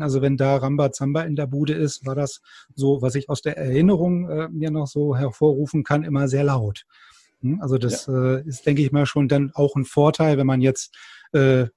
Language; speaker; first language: German; native; German